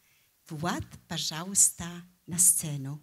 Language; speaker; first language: Russian; non-native, fluent; Polish